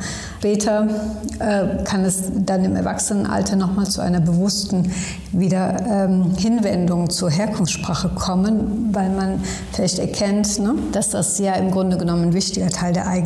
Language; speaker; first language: German; early bilingual, other home language; Turkish